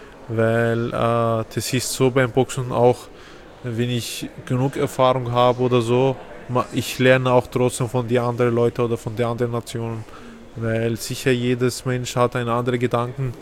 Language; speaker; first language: German; non-native, fluent; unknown